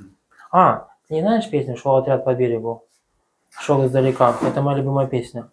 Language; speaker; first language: Russian; native; Russian